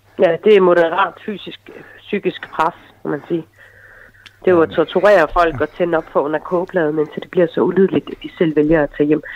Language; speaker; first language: Danish; early bilingual, other home language; Arabic